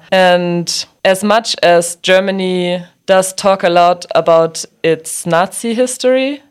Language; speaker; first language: English; non-native, fluent; German